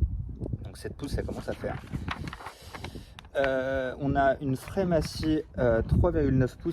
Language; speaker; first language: French; native; French